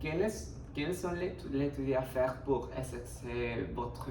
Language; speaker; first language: French; non-native, learner; Spanish